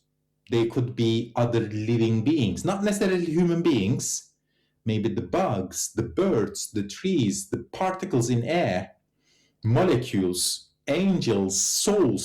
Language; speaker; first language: English; non-native, fluent; Turkish